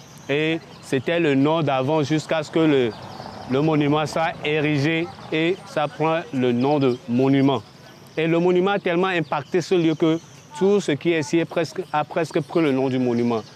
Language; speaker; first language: French; non-native, local second language; Ewe